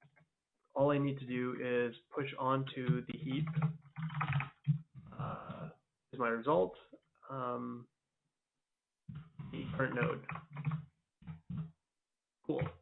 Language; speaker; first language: English; native; English